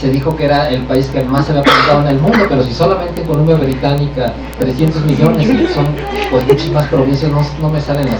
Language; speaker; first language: Spanish; native; Spanish